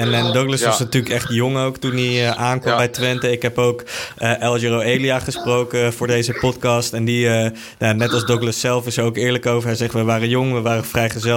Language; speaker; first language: Dutch; native; Dutch